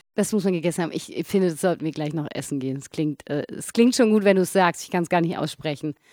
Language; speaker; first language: German; native; German